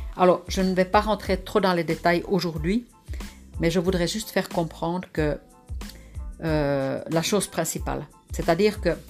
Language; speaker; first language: French; non-native, fluent; Finnish